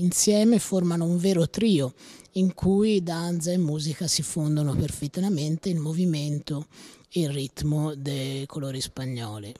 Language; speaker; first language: Italian; native; Italian